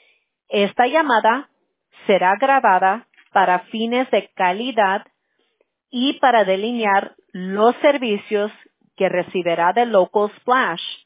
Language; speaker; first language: Spanish; early bilingual, heritage; English